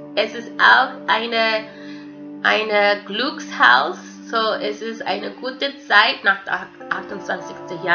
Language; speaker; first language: German; non-native, fluent; English